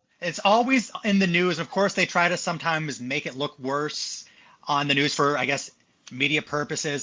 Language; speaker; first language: English; native; English